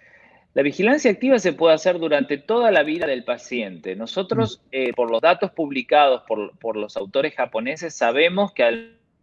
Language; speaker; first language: Spanish; native; Spanish